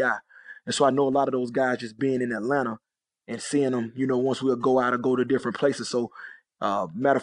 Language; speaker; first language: English; native; English